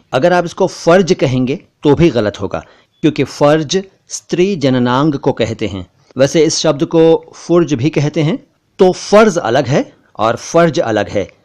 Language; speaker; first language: Hindi; native; Hindi